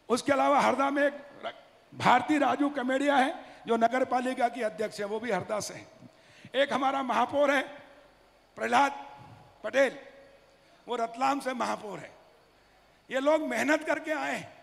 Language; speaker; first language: Hindi; native; Hindi